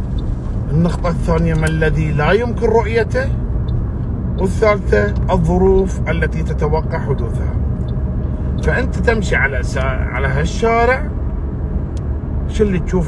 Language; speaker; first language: Arabic; native; Arabic